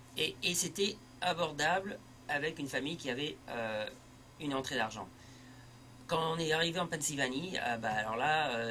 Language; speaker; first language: French; early bilingual, heritage; French